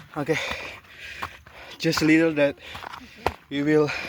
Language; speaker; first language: English; non-native, learner; Indonesian